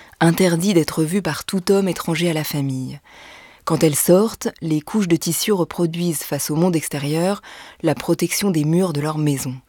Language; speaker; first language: French; native; French